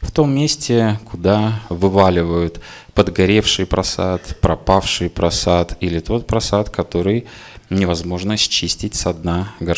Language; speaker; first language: Russian; native; Russian